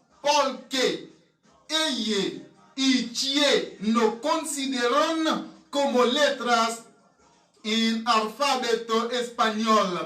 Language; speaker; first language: Spanish; non-native, learner; Haitian Creole